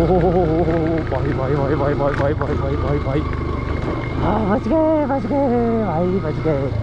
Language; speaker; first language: Hindi; non-native, local second language; Marathi